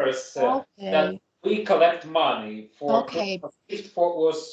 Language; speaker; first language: English; non-native, fluent; German